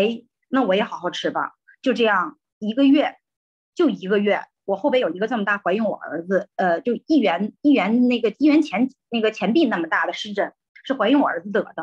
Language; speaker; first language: Chinese; native; Chinese